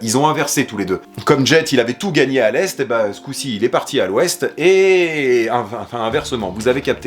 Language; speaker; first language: French; native; French